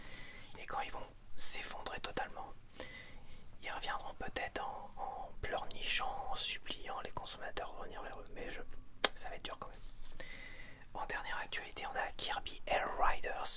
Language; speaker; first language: French; native; French